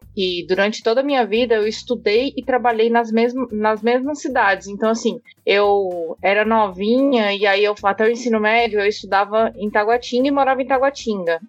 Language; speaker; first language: Portuguese; native; Portuguese